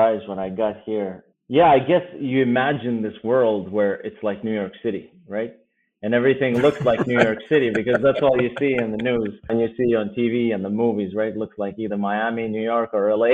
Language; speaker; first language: English; non-native, fluent; Albanian